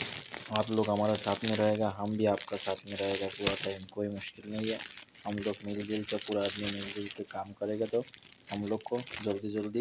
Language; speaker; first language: Hindi; non-native, learner; Bangla